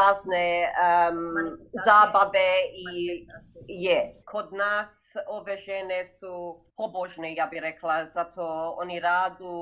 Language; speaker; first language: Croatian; early bilingual, heritage; Croatian